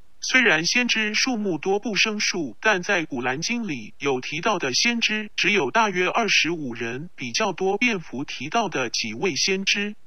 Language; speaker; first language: Chinese; non-native, local second language; Cantonese